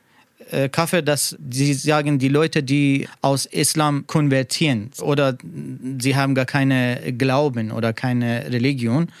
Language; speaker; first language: German; non-native, learner; Persian